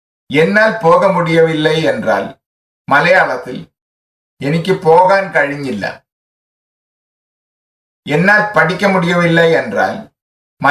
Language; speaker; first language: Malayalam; non-native, fluent; Tamil